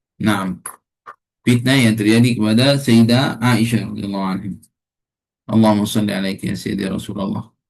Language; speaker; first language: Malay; non-native, fluent; Arabic